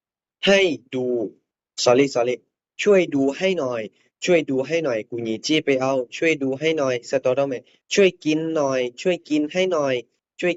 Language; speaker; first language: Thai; non-native, fluent; Burmese